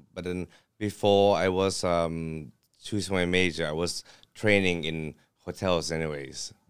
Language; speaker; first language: English; early bilingual, other home language; Thai